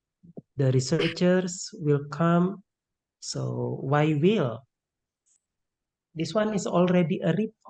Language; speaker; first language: English; non-native, local second language; Indonesian